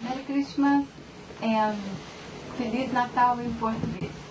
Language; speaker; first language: English; non-native, learner; Portuguese